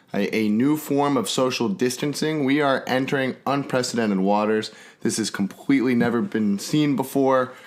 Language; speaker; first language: English; native; English